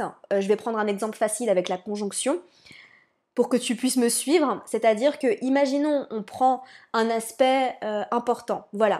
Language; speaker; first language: French; native; French